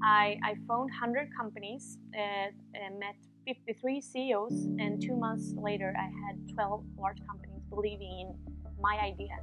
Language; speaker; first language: English; non-native, fluent; Swedish